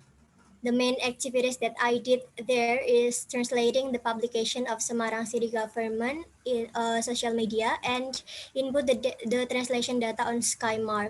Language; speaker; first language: English; non-native, fluent; Indonesian